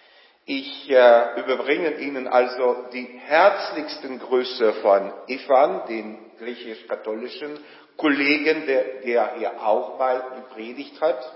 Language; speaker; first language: German; non-native, fluent; Polish